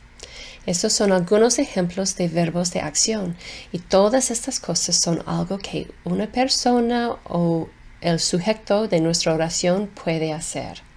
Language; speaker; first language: Spanish; non-native, fluent; English